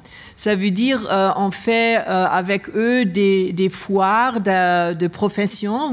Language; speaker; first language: French; non-native, learner; German